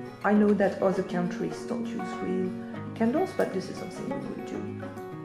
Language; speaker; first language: English; non-native, fluent; German